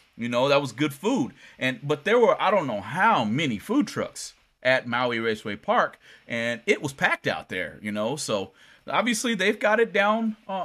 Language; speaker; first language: English; native; English